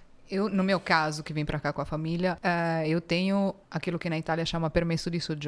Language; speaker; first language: Portuguese; non-native, fluent; Italian